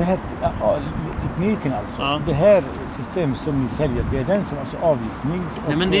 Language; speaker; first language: Swedish; non-native, fluent; Arabic